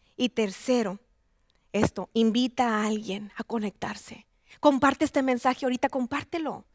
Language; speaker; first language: Spanish; native; Spanish